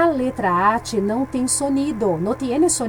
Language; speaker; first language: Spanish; non-native, fluent; Portuguese